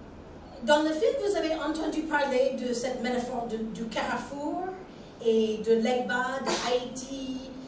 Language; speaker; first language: French; non-native, fluent; English